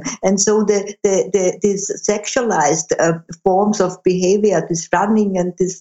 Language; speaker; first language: English; non-native, fluent; German